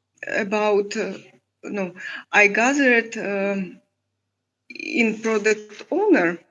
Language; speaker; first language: English; non-native, learner; Russian